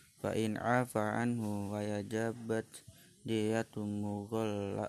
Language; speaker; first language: Arabic; non-native, learner; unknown